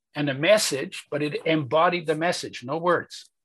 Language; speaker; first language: English; early bilingual, other home language; Polish